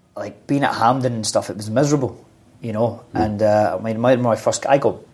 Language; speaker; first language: English; native; English